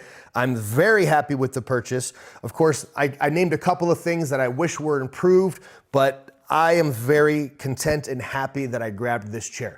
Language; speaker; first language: English; native; English